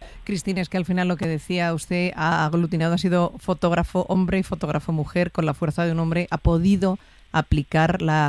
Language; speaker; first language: Spanish; native; Spanish